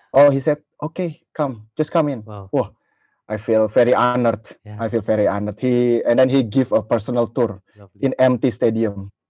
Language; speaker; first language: English; non-native, learner; Indonesian